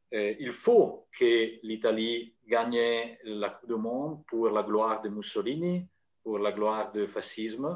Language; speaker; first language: French; non-native, fluent; Italian